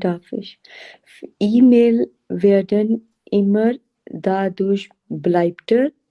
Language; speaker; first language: German; non-native, learner; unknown